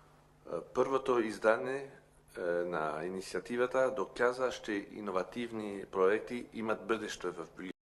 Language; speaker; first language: Bulgarian; non-native, learner; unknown